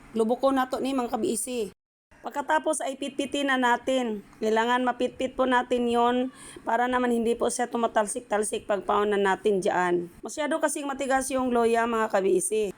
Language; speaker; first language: Filipino; non-native, local second language; Cebuano